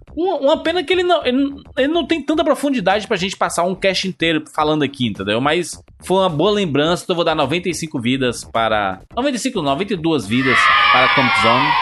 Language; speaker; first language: Portuguese; native; Portuguese